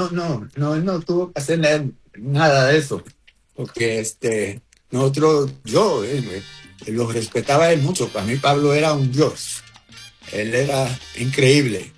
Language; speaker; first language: Spanish; early bilingual, heritage; Spanish